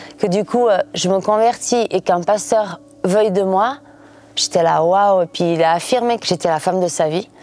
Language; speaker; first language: French; early bilingual, other home language; Portuguese